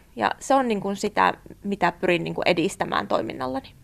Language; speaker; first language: Finnish; native; Finnish